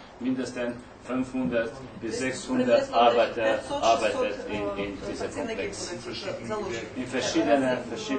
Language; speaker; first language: German; non-native, learner; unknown